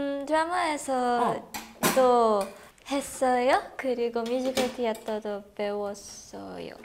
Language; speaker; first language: Korean; non-native, learner; Filipino